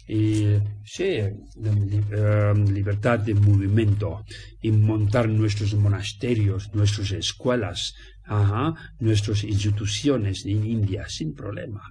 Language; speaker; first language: Spanish; non-native, learner; Tibetan